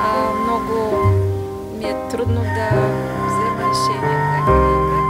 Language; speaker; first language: Bulgarian; native; Bulgarian